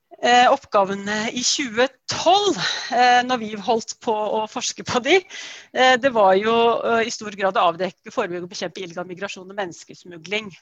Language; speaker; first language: Norwegian; native; Norwegian